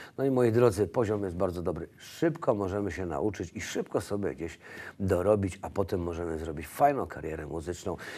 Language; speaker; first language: Polish; native; Polish